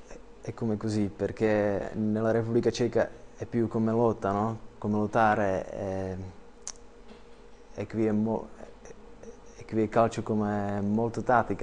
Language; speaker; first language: Italian; non-native, learner; Czech